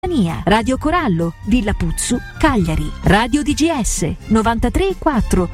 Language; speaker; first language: Italian; native; Italian